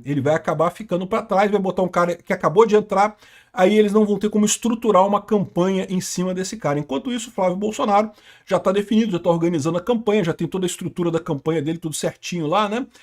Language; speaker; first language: Portuguese; native; Portuguese